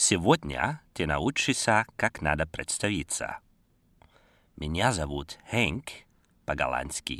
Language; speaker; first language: Russian; non-native, fluent; Dutch